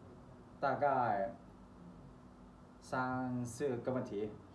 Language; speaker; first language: Chinese; non-native, learner; Thai